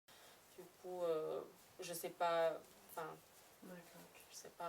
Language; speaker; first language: French; non-native, fluent; Serbian